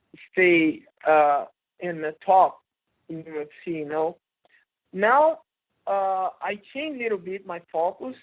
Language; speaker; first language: English; non-native, learner; Portuguese